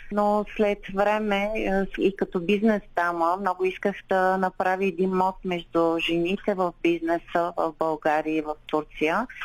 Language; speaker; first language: Bulgarian; non-native, local second language; Turkish